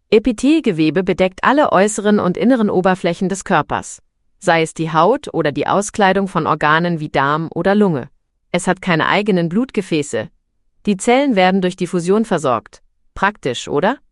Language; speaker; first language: German; native; German